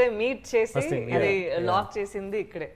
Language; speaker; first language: Telugu; non-native, fluent; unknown